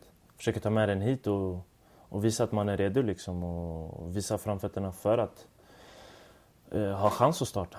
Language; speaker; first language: Swedish; early bilingual, other home language; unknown